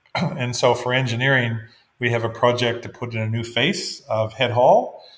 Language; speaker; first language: English; native; English